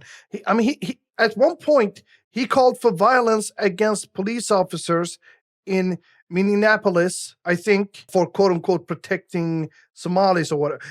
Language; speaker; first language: English; native; English